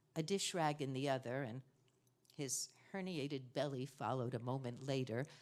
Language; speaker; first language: English; native; English